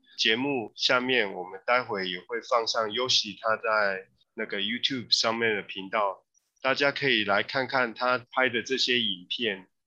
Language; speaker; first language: Chinese; native; Chinese